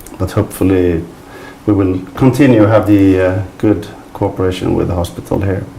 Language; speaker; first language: English; non-native, fluent; Swedish